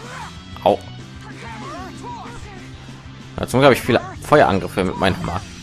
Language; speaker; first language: German; native; German